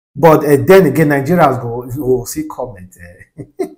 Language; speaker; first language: English; non-native, local second language; Yoruba